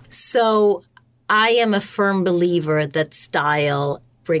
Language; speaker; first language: English; non-native, fluent; Spanish